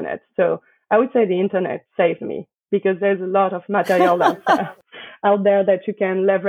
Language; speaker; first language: English; non-native, fluent; French